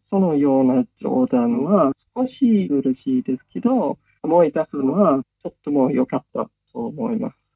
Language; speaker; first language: Japanese; non-native, learner; English